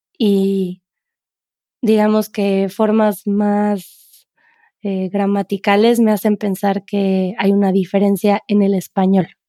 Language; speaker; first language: Spanish; native; Spanish